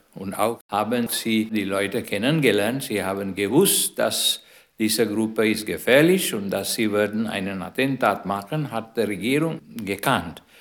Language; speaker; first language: German; non-native, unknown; Sinhala